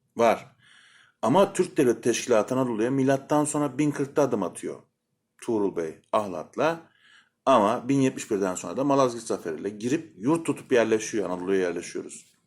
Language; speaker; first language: Turkish; native; Turkish